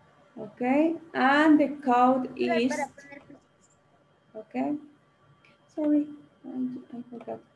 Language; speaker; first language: English; non-native, learner; Spanish